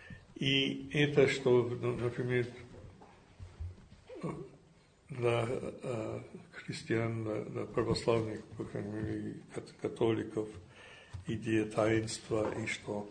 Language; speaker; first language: Russian; non-native, fluent; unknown